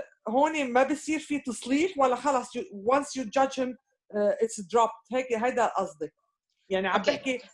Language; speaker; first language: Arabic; native; Arabic